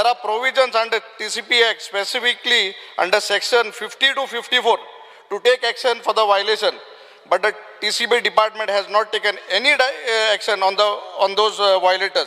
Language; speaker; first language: English; non-native, local second language; Konkani